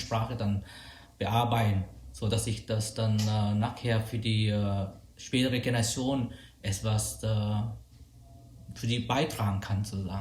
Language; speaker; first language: German; non-native, fluent; Vietnamese